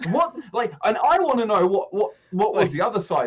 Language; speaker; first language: English; native; English